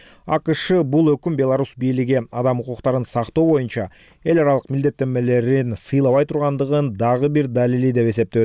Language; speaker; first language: Kyrgyz; native; Kyrgyz